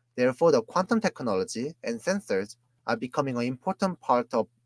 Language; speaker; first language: English; non-native, fluent; Korean